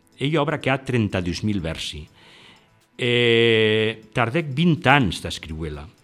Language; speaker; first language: Catalan; non-native, local second language; Occitan